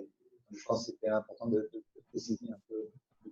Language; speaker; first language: French; native; French